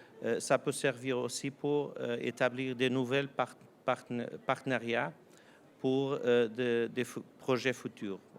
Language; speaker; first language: French; non-native, fluent; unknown